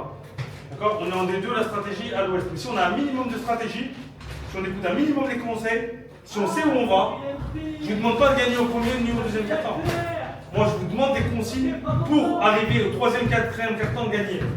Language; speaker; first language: French; native; French